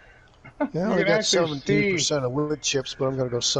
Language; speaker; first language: English; native; English